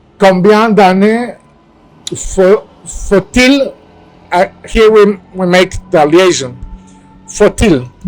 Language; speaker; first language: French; non-native, fluent; Spanish